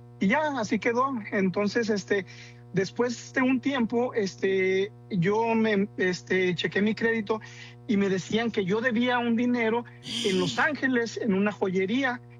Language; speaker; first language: Spanish; native; Spanish